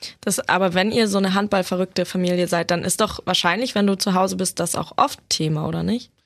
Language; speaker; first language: German; native; German